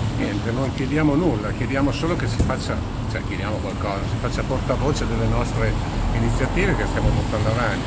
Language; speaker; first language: Italian; native; Italian